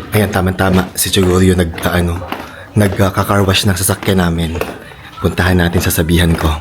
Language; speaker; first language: Filipino; native; Filipino